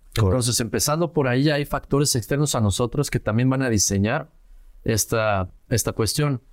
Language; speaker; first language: Spanish; native; Spanish